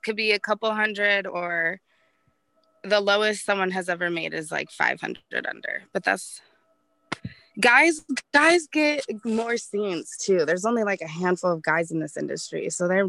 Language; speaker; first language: English; native; English